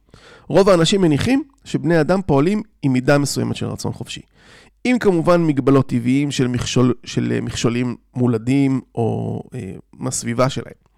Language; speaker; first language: Hebrew; native; Hebrew